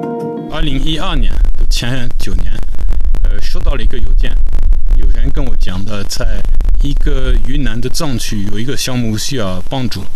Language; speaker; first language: Chinese; non-native, fluent; French